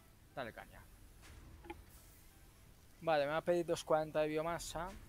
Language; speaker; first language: Spanish; native; Spanish